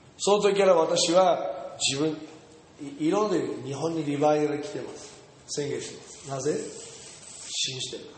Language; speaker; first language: Japanese; non-native, fluent; English